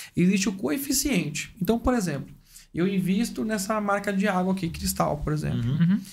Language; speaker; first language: Portuguese; native; Portuguese